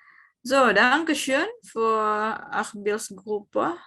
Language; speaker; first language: German; non-native, fluent; Indonesian